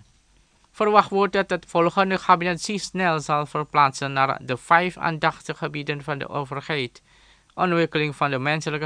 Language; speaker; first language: Dutch; non-native, fluent; Indonesian